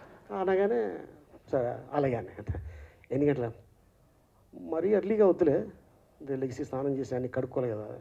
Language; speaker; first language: Telugu; native; Telugu